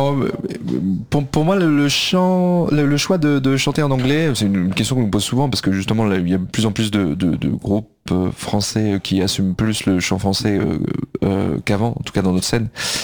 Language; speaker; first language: French; native; French